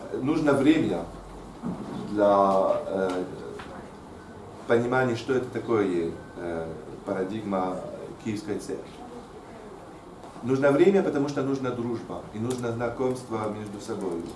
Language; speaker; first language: Russian; non-native, fluent; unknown